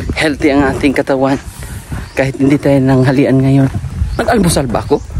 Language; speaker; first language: Filipino; non-native, local second language; Cebuano